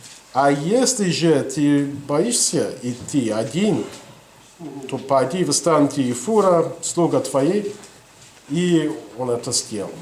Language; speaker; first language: Russian; non-native, fluent; English